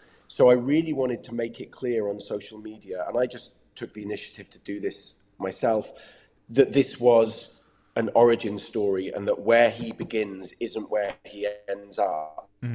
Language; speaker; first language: English; native; English